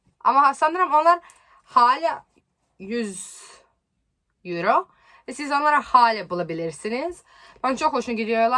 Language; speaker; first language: Turkish; non-native, learner; Serbian